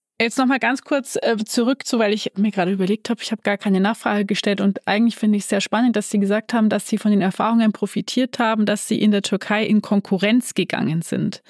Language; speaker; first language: German; native; German